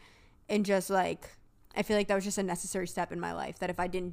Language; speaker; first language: English; native; English